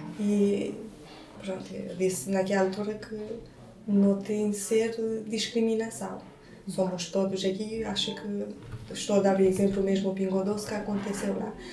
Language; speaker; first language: Portuguese; non-native, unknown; Romanian